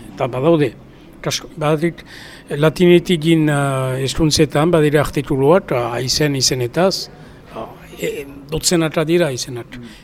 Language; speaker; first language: Basque; native; Basque